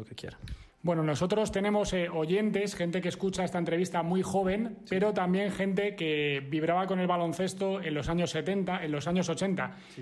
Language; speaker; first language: Spanish; native; Spanish